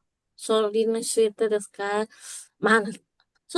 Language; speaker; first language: Japanese; non-native, fluent; Indonesian